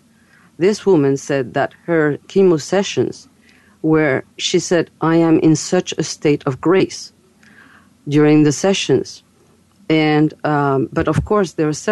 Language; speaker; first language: English; non-native, fluent; French